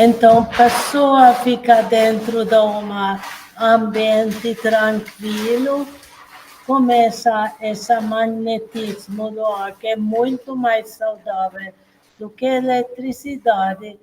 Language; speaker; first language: Portuguese; non-native, fluent; Swedish